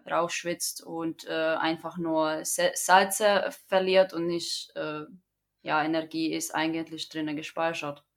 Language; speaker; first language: German; non-native, fluent; Croatian